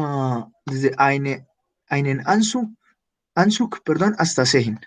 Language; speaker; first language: German; non-native, fluent; Spanish